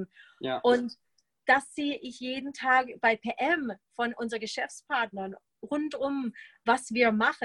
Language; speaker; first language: German; non-native, fluent; English